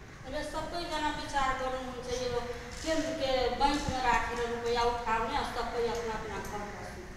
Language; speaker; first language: Nepali; non-native, local second language; Maithili